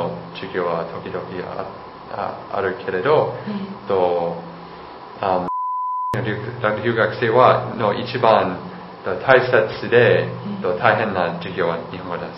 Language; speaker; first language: Japanese; non-native, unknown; English